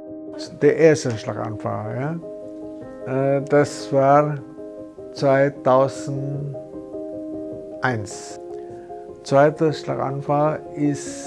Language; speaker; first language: German; non-native, fluent; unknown